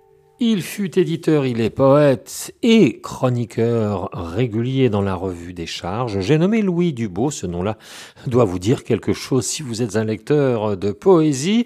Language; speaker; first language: French; native; French